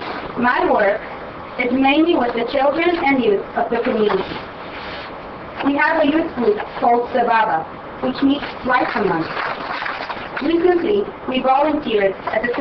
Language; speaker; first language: English; non-native, fluent; Hebrew